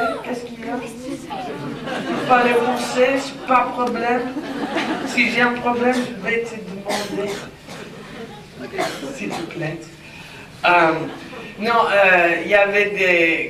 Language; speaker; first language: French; non-native, learner; English